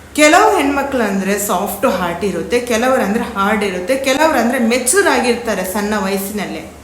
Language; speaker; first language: Kannada; native; Kannada